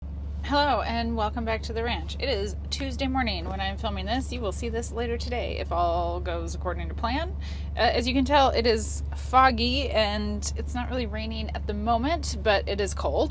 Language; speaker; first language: English; native; English